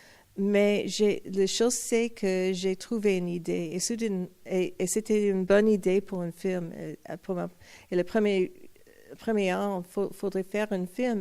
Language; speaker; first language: French; non-native, fluent; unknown